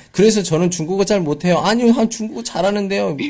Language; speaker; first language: Korean; native; Korean